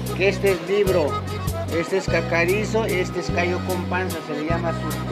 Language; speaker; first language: Spanish; native; Spanish